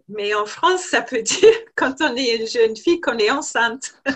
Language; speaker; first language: French; non-native, fluent; English